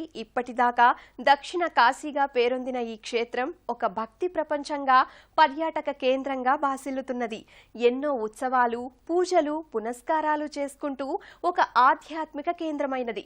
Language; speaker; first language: Telugu; native; Telugu